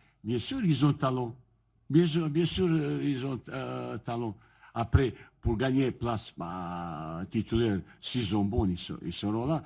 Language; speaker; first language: French; non-native, learner; Bosnian